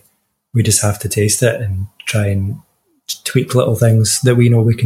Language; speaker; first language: English; native; English